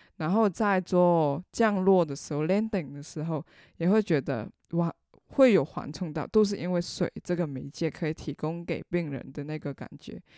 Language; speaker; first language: Chinese; non-native, local second language; Cantonese